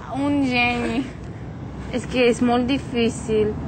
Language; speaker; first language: Catalan; non-native, learner; Armenian